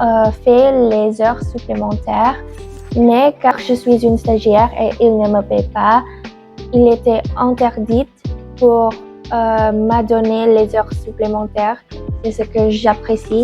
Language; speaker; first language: French; non-native, learner; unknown